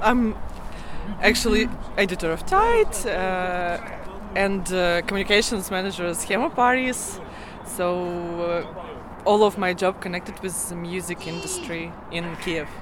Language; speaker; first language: English; non-native, learner; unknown